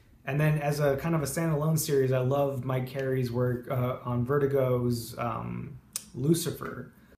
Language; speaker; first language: English; native; English